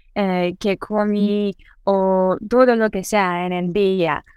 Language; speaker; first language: Spanish; non-native, fluent; Persian